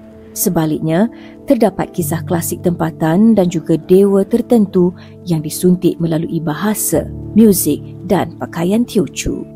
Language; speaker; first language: Malay; native; Malay